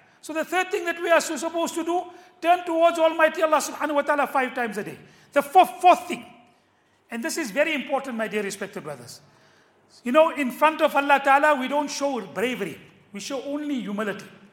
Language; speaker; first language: English; native; English